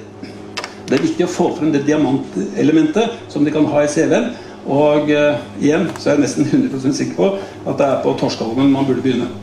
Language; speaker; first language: Norwegian; native; Norwegian